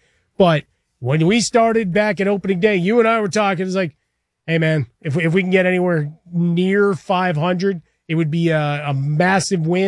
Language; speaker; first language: English; native; English